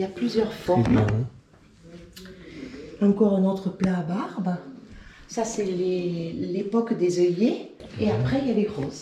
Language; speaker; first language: French; native; French